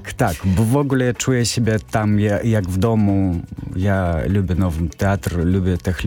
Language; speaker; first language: Polish; non-native, learner; Belarusian